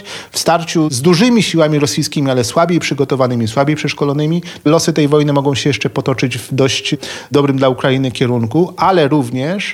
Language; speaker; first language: Polish; native; Polish